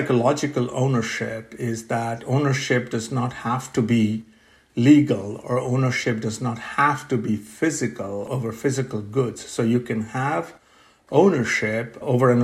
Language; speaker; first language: English; non-native, local second language; Bangla